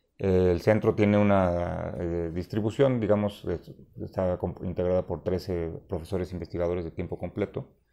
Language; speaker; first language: Spanish; native; Spanish